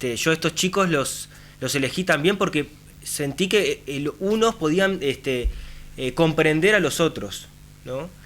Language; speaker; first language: Spanish; native; Spanish